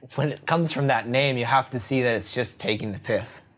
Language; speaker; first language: English; native; English